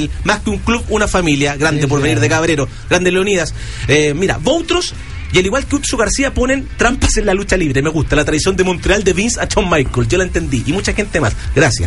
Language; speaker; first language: Spanish; native; Spanish